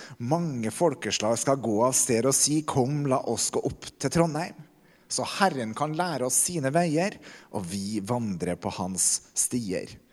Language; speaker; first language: Norwegian; native; Norwegian